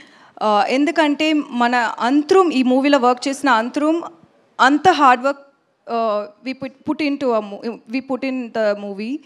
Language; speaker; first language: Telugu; non-native, learner; Tamil